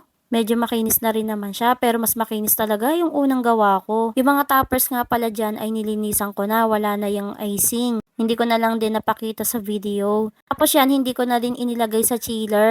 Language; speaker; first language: Filipino; native; Filipino